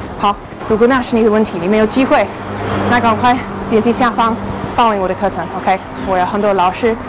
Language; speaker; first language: Chinese; early bilingual, heritage; Chinese